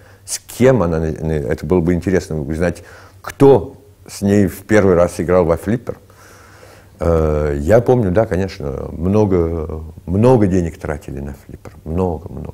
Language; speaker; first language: Russian; early bilingual, heritage; Russian